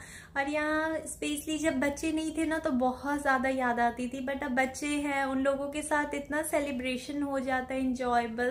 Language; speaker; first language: Hindi; native; Hindi